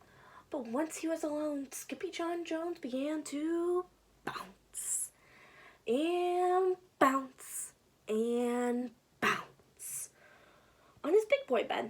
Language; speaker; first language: English; native; English